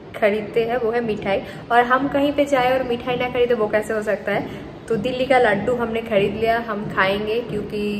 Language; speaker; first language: Hindi; non-native, local second language; Bangla